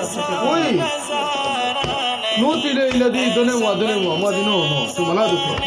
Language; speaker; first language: French; non-native, learner; Arabic